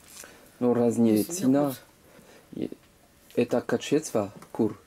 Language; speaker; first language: Russian; non-native, learner; French